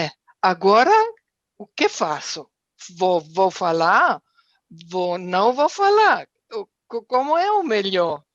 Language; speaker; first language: Portuguese; non-native, fluent; German